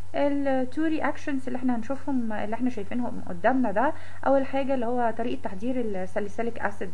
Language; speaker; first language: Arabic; native; Arabic